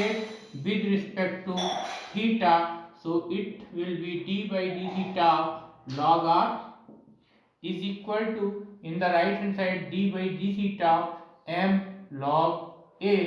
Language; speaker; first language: English; non-native, local second language; Hindi